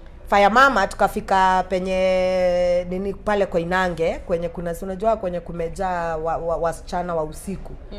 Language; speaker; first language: Swahili; native; Swahili